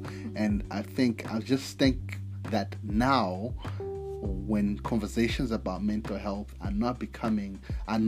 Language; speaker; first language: English; non-native, local second language; Nyanja